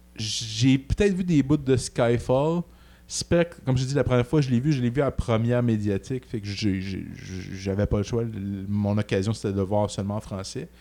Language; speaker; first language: French; native; French